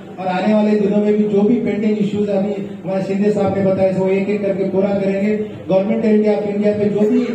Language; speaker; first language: Hindi; non-native, local second language; Telugu